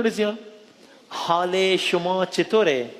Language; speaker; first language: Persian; non-native, learner; Urdu